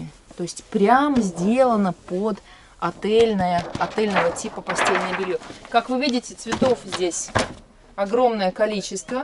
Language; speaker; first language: Russian; native; Russian